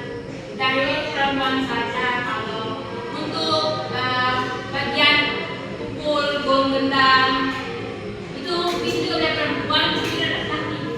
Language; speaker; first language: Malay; non-native, local second language; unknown